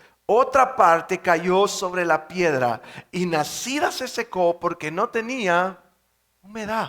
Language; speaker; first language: Spanish; native; Spanish